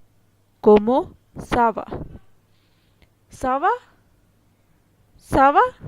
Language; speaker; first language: French; non-native, fluent; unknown